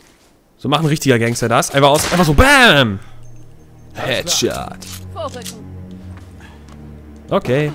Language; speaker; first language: German; native; German